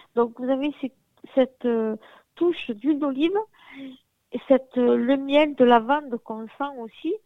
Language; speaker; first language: French; native; French